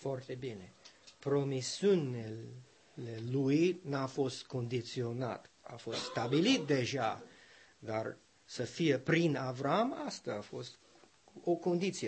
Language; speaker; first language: Romanian; non-native, learner; English